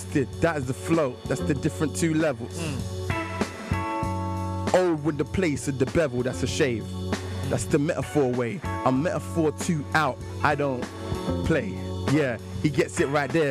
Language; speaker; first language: English; native; English